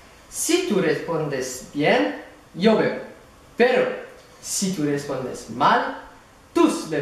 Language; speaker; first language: Spanish; non-native, learner; French